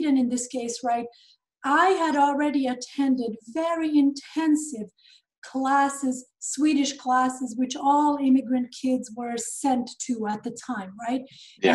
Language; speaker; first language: English; non-native, fluent; Serbian